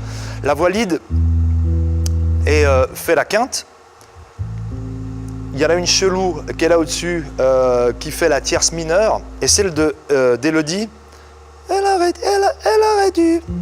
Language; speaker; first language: French; native; French